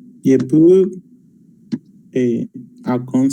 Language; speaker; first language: French; non-native, learner; Spanish